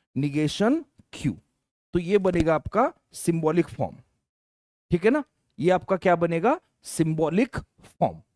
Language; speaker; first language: Hindi; non-native, local second language; Marathi